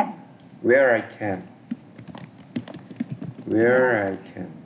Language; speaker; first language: English; non-native, learner; Korean